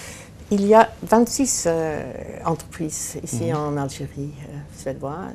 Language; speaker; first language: French; non-native, fluent; Swedish